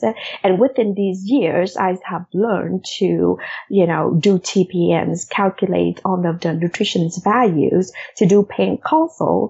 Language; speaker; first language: English; non-native, fluent; Vietnamese